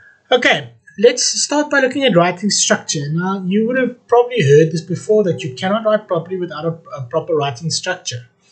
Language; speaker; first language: English; non-native, local second language; Afrikaans